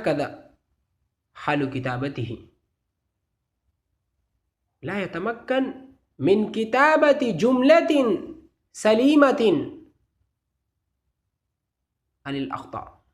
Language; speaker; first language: Arabic; non-native, fluent; Urdu